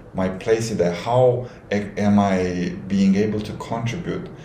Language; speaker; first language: English; non-native, fluent; Romanian